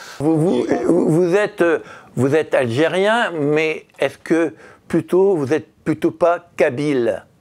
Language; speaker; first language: French; native; French